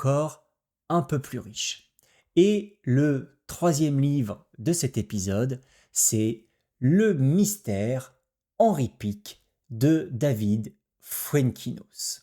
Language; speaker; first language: French; native; French